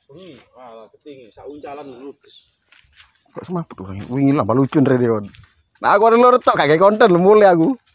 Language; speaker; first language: Indonesian; non-native, local second language; Javanese